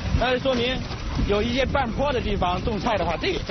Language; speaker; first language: Chinese; native; Chinese